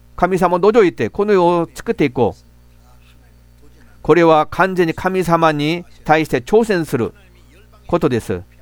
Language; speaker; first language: Japanese; non-native, fluent; Korean